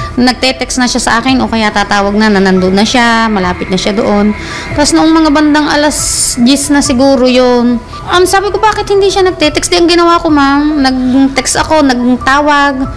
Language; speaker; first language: Filipino; native; Filipino